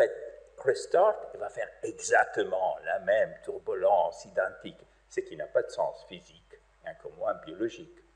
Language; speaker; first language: French; native; French